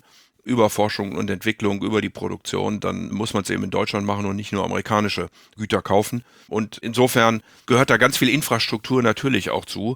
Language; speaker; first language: German; native; German